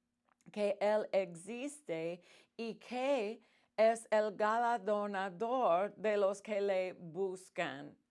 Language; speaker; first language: Spanish; non-native, fluent; English